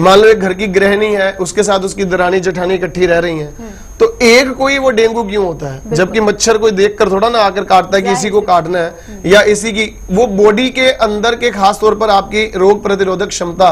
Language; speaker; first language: Hindi; native; Hindi